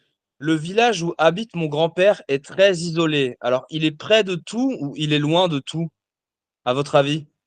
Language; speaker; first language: French; non-native, fluent; Vietnamese